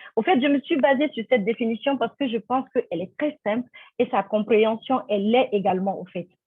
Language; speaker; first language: French; non-native, local second language; Fula